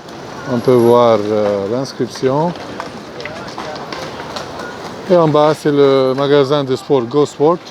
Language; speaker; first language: French; non-native, fluent; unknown